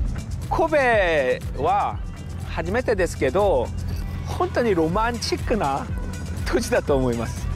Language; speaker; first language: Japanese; non-native, learner; Korean